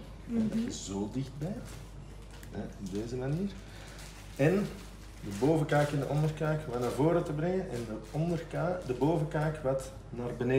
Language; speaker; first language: Dutch; native; Dutch